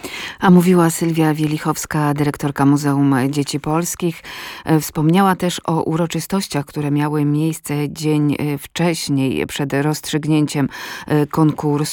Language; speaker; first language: Polish; native; Polish